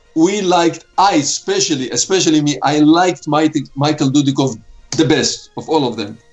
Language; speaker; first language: English; non-native, fluent; Hebrew